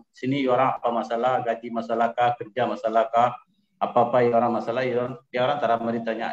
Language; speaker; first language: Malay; non-native, local second language; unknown